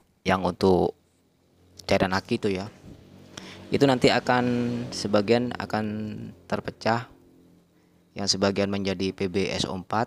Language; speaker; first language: Indonesian; non-native, local second language; Madurese